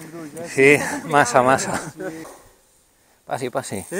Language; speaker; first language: Spanish; non-native, local second language; Catalan